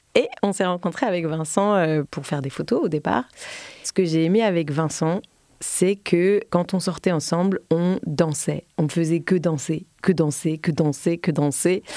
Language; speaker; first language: French; native; French